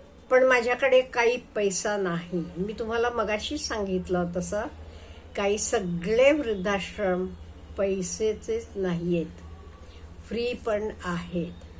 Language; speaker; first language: Marathi; non-native, fluent; Hindi